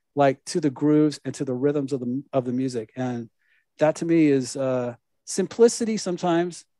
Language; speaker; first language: English; native; English